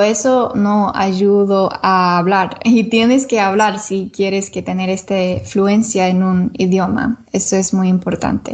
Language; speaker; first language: Spanish; non-native, learner; English